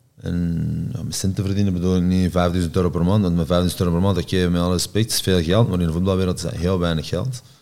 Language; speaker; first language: Dutch; native; Dutch